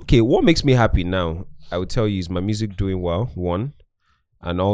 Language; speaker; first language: English; non-native, local second language; Igbo